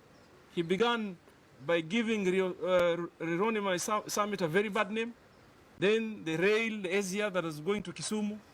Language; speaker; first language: English; non-native, local second language; Swahili